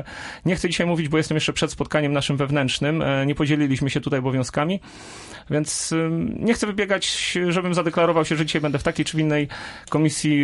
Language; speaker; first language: Polish; native; Polish